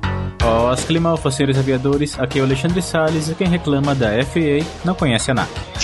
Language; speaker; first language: Portuguese; native; Portuguese